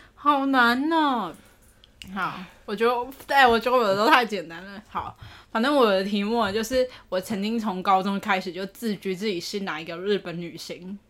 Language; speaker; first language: Chinese; native; Chinese